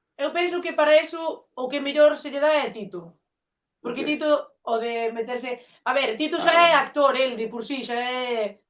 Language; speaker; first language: Galician; native; Galician